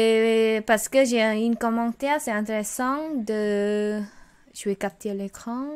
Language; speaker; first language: French; non-native, learner; Khmer